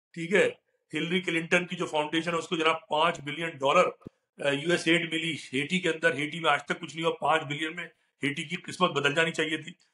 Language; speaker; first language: Urdu; native; Urdu